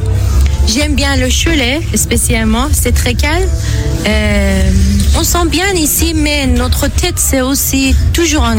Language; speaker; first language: French; non-native, learner; Persian